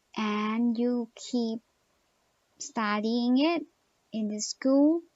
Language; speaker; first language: English; non-native, learner; Thai